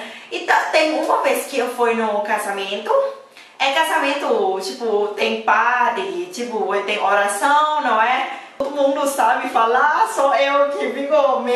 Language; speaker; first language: Portuguese; non-native, fluent; Thai